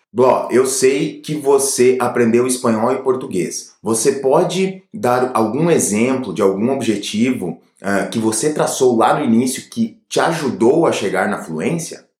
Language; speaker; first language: Portuguese; native; Portuguese